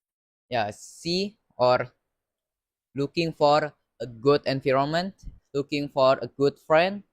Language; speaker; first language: English; non-native, learner; Indonesian